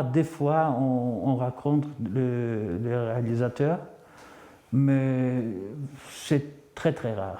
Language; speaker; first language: French; non-native, fluent; Greek